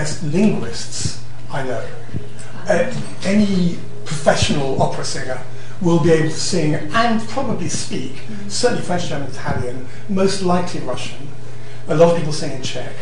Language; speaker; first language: English; native; English